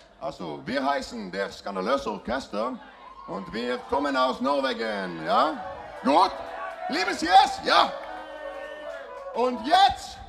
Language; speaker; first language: German; non-native, learner; Norwegian